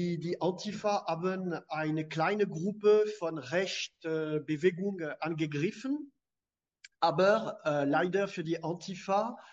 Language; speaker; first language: German; non-native, fluent; French